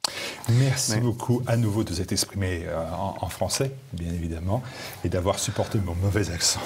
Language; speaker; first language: French; native; French